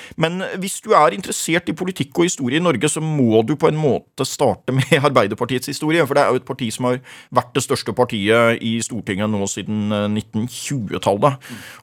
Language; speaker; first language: Norwegian; native; Norwegian